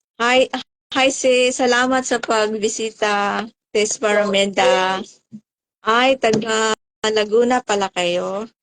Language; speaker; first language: Filipino; non-native, local second language; Cebuano